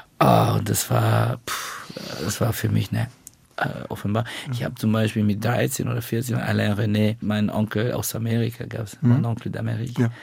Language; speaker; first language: German; non-native, fluent; Bulgarian